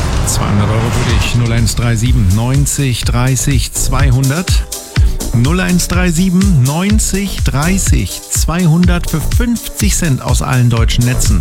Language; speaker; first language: German; native; German